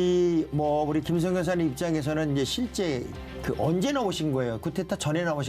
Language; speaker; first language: Korean; native; Korean